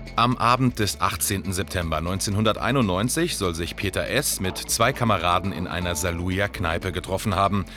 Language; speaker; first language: German; native; German